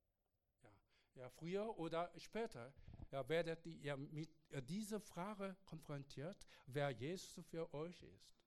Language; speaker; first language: German; non-native, learner; Korean